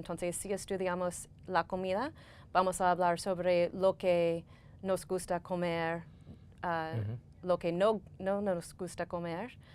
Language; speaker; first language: Spanish; non-native, fluent; English